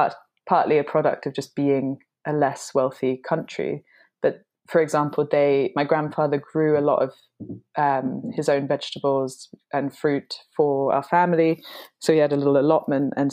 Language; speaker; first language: English; native; English